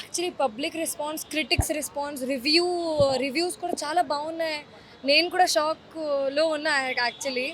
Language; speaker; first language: Telugu; non-native, fluent; Hindi